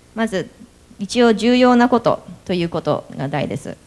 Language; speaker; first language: Japanese; native; Japanese